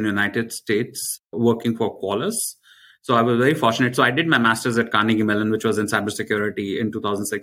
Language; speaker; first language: English; non-native, local second language; Hindi